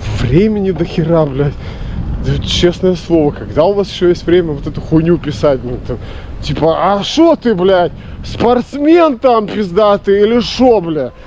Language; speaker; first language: Russian; native; Russian